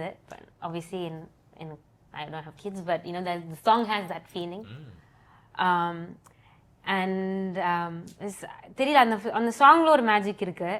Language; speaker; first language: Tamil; early bilingual, heritage; Tamil